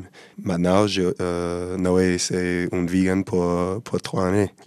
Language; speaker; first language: French; non-native, learner; English